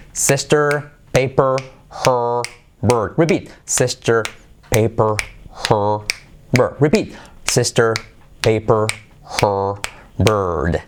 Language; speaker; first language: English; non-native, fluent; Spanish